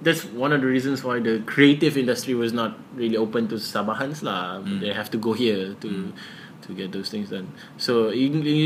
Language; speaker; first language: English; non-native, local second language; Malay